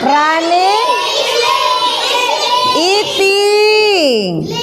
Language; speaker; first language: English; non-native, learner; Indonesian